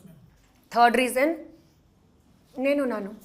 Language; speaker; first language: Telugu; non-native, local second language; Hindi